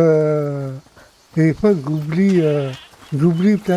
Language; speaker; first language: French; native; French